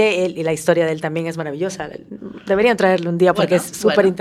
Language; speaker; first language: Spanish; native; Spanish